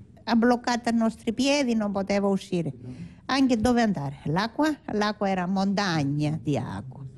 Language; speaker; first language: Italian; non-native, learner; Greek